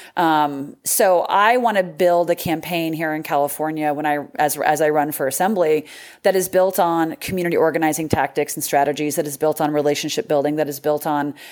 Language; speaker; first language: English; native; English